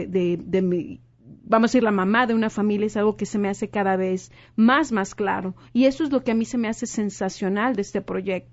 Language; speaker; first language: Spanish; native; Spanish